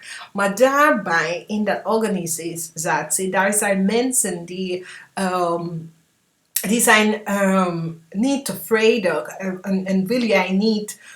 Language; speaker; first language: Dutch; non-native, fluent; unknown